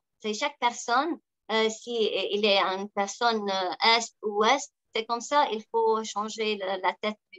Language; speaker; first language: French; non-native, local second language; Arabic